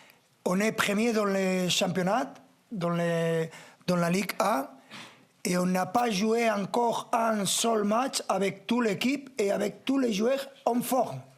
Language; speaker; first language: French; non-native, fluent; Spanish